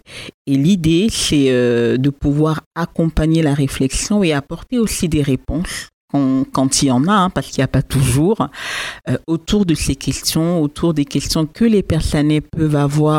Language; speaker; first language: French; native; French